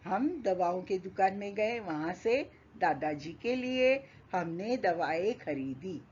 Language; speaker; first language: Hindi; non-native, local second language; Marathi